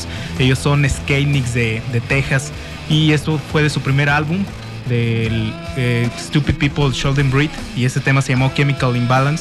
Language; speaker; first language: Spanish; native; Spanish